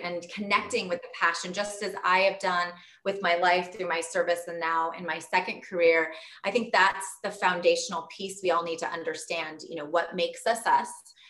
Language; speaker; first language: English; native; English